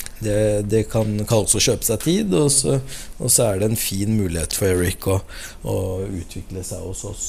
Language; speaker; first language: Norwegian; native; Norwegian